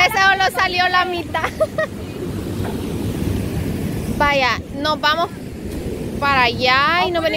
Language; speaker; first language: Spanish; native; Spanish